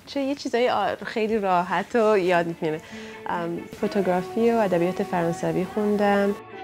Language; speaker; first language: Persian; early bilingual, heritage; Persian